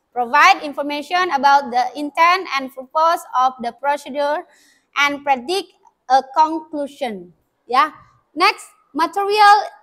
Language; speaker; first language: English; non-native, learner; Indonesian